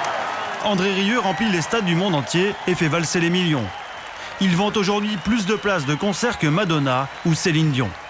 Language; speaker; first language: French; native; French